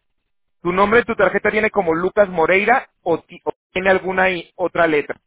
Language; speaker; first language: Spanish; native; Spanish